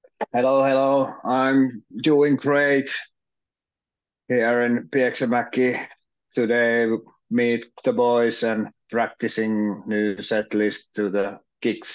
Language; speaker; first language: English; non-native, learner; Finnish